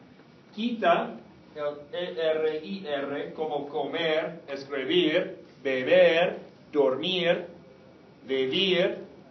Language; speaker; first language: Spanish; non-native, fluent; English